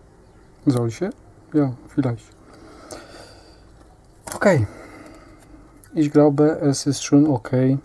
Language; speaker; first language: German; non-native, learner; Polish